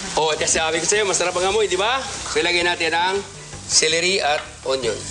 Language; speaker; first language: Filipino; non-native, local second language; Cebuano